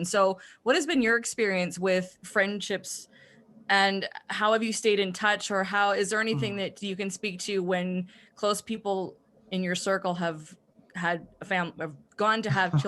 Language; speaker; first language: English; native; English